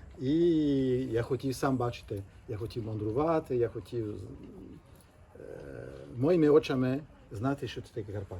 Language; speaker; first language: Ukrainian; non-native, fluent; French